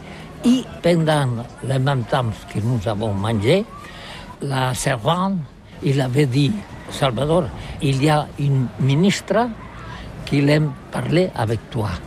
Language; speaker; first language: French; non-native, learner; Catalan